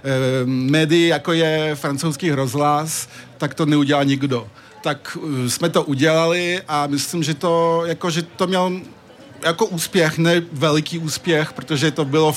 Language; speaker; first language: Czech; early bilingual, heritage; French